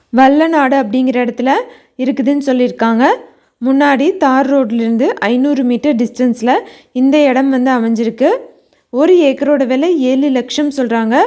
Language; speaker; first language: Tamil; native; Tamil